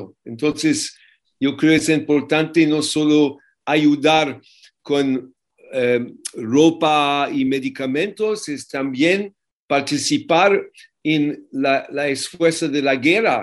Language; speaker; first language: Spanish; non-native, fluent; English